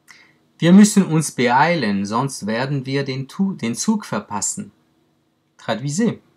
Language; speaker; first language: German; non-native, fluent; French